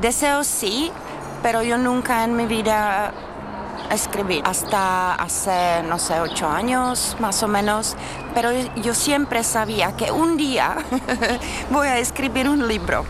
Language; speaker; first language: Spanish; non-native, fluent; Czech